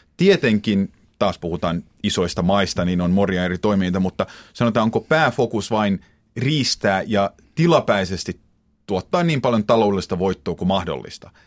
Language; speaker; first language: Finnish; early bilingual, heritage; Finnish